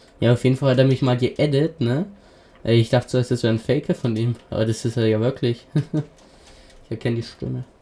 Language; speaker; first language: German; native; German